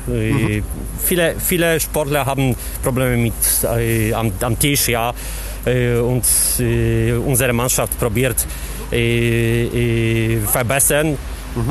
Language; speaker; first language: German; non-native, learner; Polish